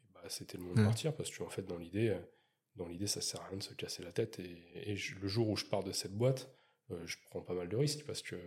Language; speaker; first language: French; native; French